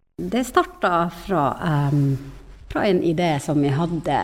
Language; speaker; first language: Norwegian; non-native, fluent; Finnish